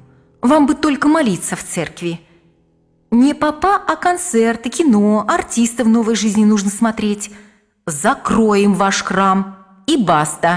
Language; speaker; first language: Ukrainian; native; Ukrainian